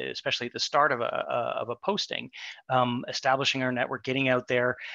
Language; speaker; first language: English; native; English